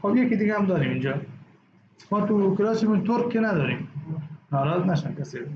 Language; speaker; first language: Persian; non-native, local second language; Baluchi